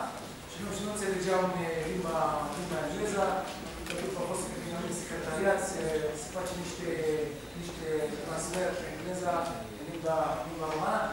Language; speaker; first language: Romanian; non-native, learner; Hebrew